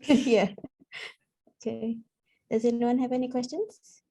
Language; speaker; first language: English; non-native, fluent; Indonesian